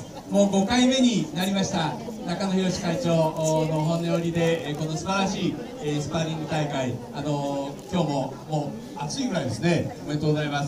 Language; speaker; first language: Japanese; native; Japanese